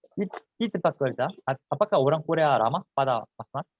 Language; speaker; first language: Indonesian; non-native, fluent; Korean